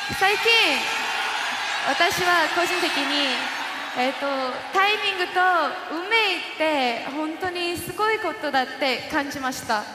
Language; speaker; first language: Japanese; non-native, fluent; Korean